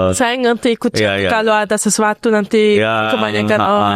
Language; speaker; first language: Indonesian; early bilingual, heritage; Indonesian